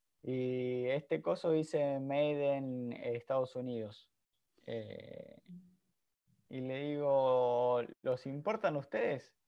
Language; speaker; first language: Spanish; native; Spanish